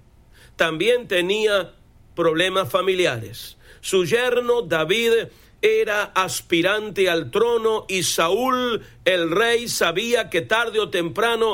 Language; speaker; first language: Spanish; native; Spanish